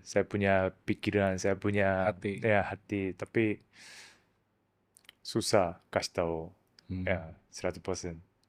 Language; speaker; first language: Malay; non-native, learner; Korean